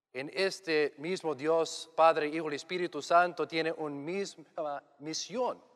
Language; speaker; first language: Spanish; non-native, learner; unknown